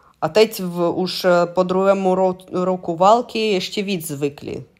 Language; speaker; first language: Czech; non-native, learner; Russian